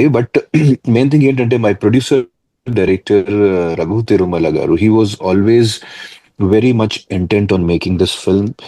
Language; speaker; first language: Telugu; non-native, fluent; Hindi